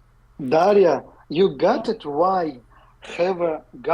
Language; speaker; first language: English; non-native, learner; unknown